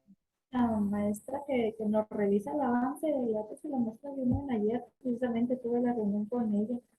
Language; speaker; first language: Spanish; native; Spanish